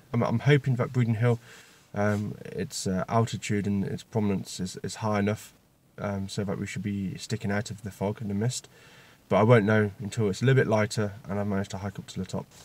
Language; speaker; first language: English; native; English